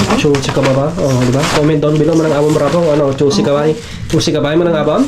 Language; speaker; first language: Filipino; non-native, local second language; Iloko